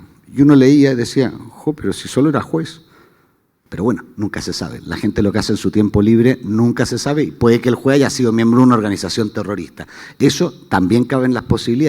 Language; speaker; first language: Spanish; native; Spanish